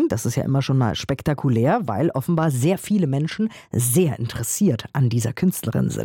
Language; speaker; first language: German; native; German